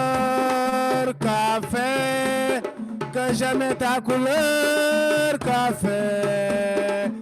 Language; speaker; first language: French; non-native, local second language; Wolof